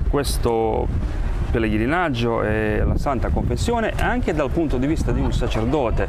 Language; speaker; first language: Italian; non-native, fluent; Croatian